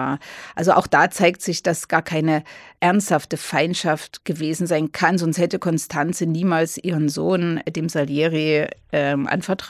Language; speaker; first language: German; native; German